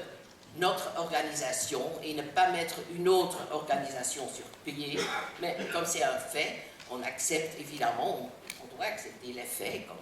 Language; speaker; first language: French; non-native, fluent; Dutch